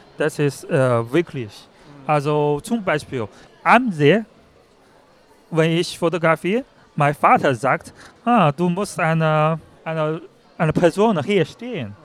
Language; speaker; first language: German; non-native, learner; Chinese